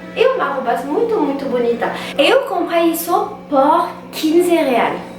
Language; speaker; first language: Portuguese; non-native, learner; French